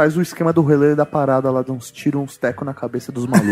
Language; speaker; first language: Portuguese; native; Portuguese